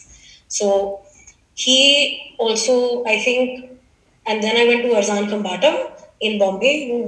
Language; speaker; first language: English; non-native, local second language; Gujarati